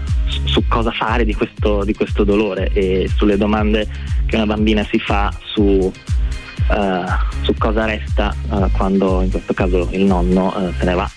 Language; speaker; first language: Italian; native; Italian